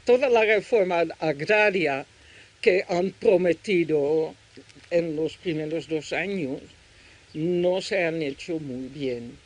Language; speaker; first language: Spanish; non-native, fluent; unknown